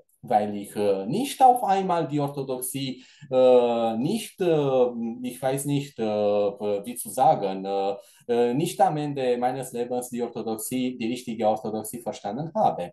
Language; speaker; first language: German; non-native, fluent; Romanian